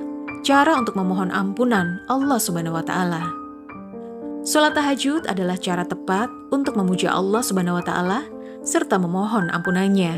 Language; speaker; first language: Indonesian; native; Indonesian